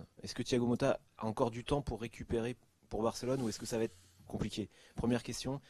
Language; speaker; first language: French; native; French